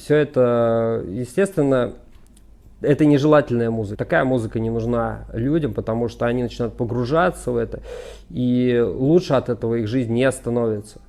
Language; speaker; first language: Russian; native; Russian